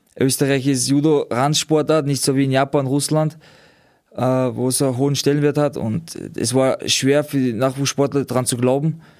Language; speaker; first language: German; early bilingual, other home language; Georgian